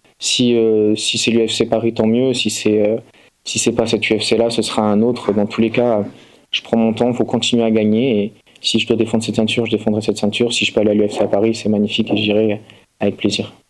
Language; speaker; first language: French; native; French